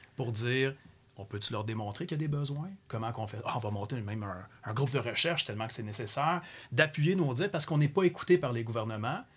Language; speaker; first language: French; native; French